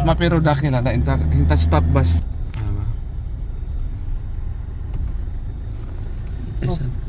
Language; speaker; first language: Arabic; non-native, learner; Filipino